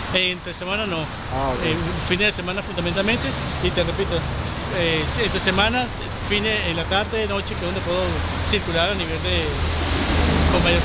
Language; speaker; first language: Spanish; native; Spanish